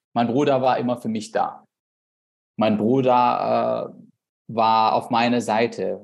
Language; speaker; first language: German; non-native, fluent; Arabic